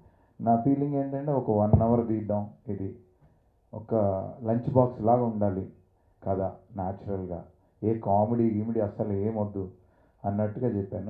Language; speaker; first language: Telugu; native; Telugu